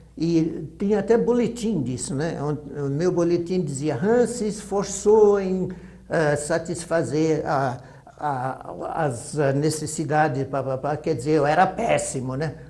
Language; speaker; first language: Portuguese; early bilingual, other home language; German